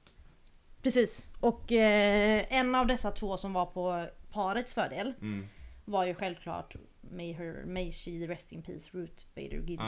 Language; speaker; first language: Swedish; native; Swedish